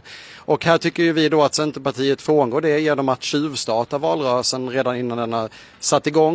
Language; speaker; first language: Swedish; native; Swedish